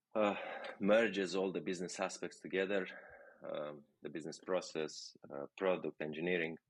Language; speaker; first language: English; non-native, fluent; Romanian